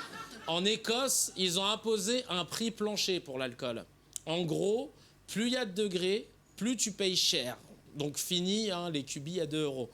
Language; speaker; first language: French; native; French